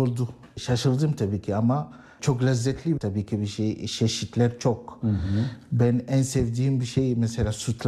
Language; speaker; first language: Turkish; non-native, learner; Arabic